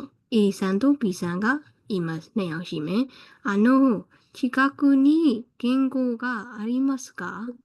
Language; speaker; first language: Japanese; non-native, fluent; Burmese